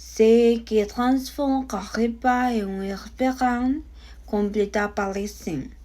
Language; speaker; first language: French; non-native, learner; Spanish